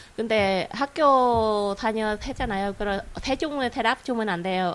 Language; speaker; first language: Korean; non-native, fluent; Vietnamese